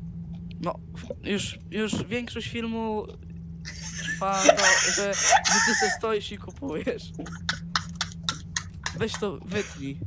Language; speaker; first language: Polish; native; Polish